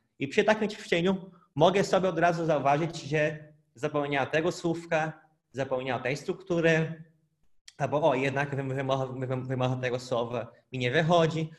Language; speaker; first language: Polish; non-native, fluent; Portuguese